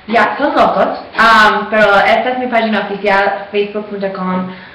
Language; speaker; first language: Spanish; non-native, learner; English